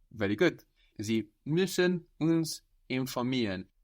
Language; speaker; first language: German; non-native, fluent; English